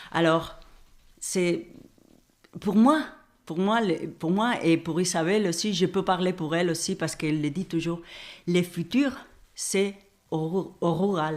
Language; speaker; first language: French; non-native, fluent; Spanish